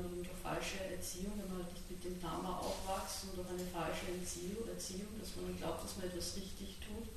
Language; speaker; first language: German; native; German